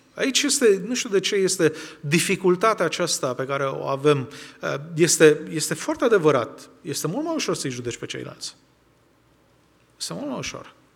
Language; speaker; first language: Romanian; native; Romanian